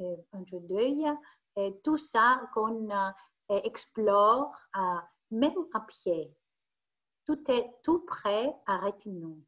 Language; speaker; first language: French; non-native, fluent; Greek